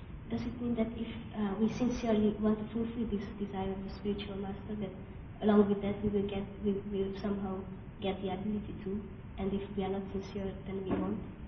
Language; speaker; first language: English; non-native, fluent; Hungarian